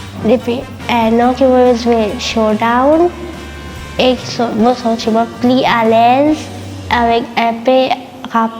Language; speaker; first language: French; non-native, learner; Morisyen